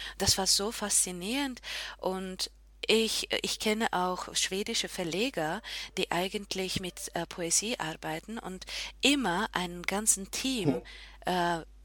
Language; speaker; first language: German; non-native, fluent; Slovak